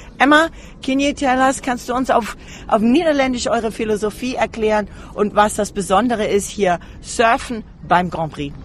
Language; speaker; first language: German; native; German